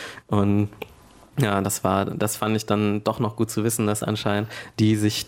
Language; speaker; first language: German; native; German